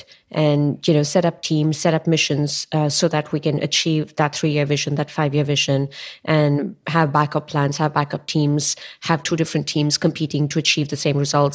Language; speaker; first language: English; non-native, local second language; Tamil